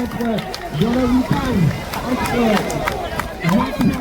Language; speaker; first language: French; native; French